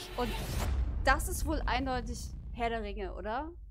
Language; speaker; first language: German; native; German